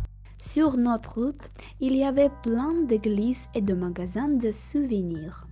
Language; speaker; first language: French; non-native, learner; Russian